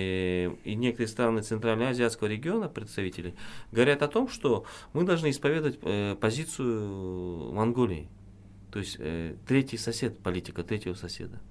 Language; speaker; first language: Russian; non-native, local second language; Kyrgyz